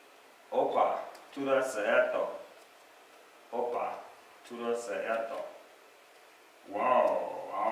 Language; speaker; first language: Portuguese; non-native, learner; English